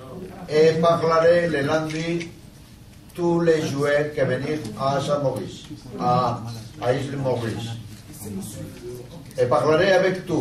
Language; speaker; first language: French; non-native, learner; Spanish